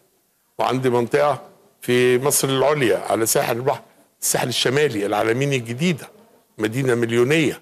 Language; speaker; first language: Arabic; native; Arabic